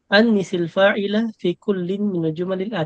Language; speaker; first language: Arabic; non-native, fluent; Filipino